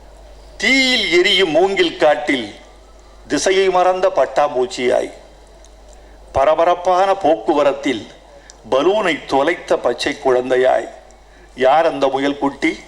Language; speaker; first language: Tamil; native; Tamil